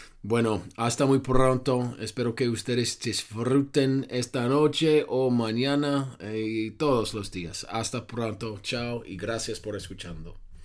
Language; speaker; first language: Spanish; non-native, fluent; English